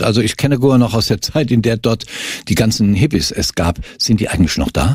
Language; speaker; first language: German; native; German